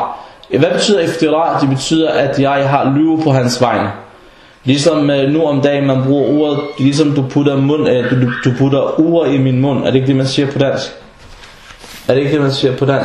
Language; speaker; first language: Danish; non-native, fluent; Arabic